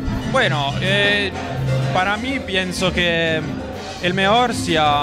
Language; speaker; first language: Spanish; non-native, learner; Italian